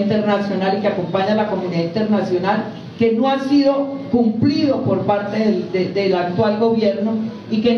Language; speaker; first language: Spanish; native; Spanish